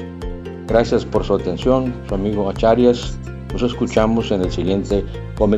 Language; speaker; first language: Spanish; native; Spanish